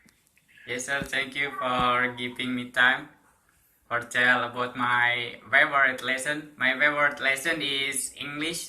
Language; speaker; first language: English; non-native, learner; Indonesian